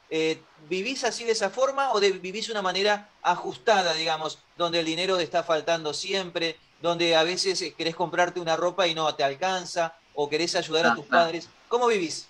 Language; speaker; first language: Spanish; native; Spanish